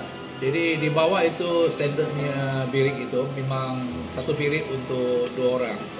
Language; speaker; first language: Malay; non-native, local second language; Hakka Chinese